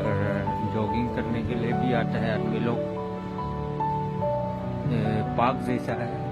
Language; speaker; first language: Hindi; non-native, local second language; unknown